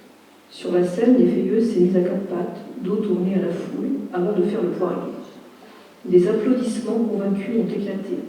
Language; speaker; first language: French; native; French